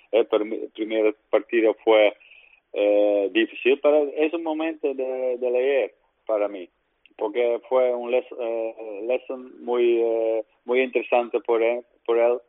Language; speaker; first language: Spanish; non-native, learner; Dutch